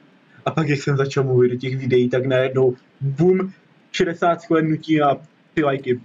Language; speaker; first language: Czech; native; Czech